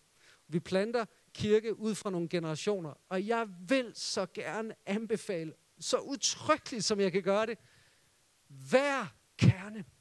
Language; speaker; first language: Danish; native; Danish